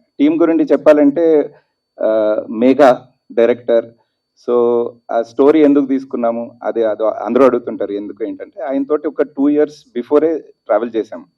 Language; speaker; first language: Telugu; native; Telugu